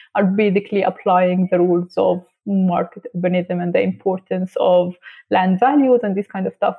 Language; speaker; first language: English; non-native, fluent; Arabic